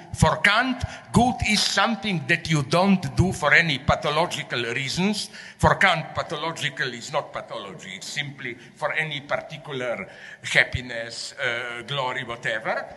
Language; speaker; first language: English; non-native, fluent; Slovenian